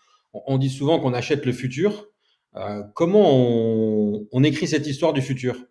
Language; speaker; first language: French; native; French